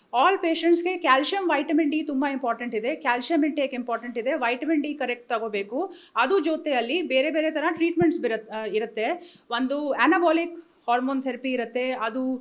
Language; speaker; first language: Kannada; non-native, learner; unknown